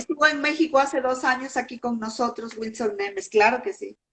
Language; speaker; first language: Spanish; native; Spanish